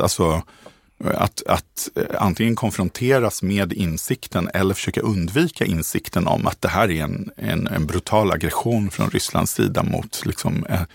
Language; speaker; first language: Swedish; native; Swedish